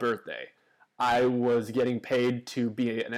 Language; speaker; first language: English; native; English